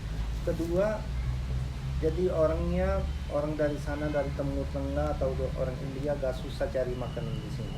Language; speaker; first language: Indonesian; non-native, learner; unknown